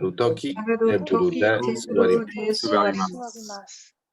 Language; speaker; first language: Japanese; non-native, learner; Polish